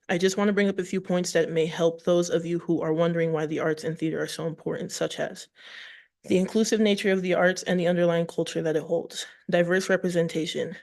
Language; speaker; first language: English; native; English